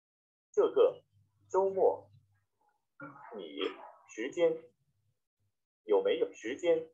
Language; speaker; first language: Chinese; non-native, learner; Vietnamese